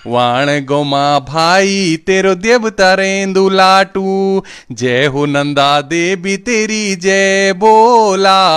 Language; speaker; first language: Hindi; non-native, local second language; Garhwali